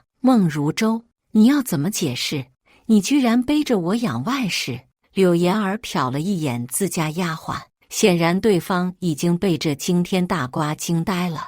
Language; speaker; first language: Chinese; native; Chinese